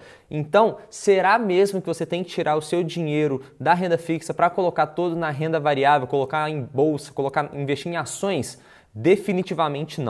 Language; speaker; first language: Portuguese; native; Portuguese